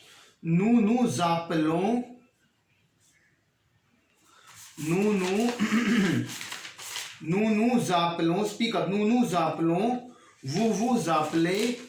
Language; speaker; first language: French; non-native, learner; Hindi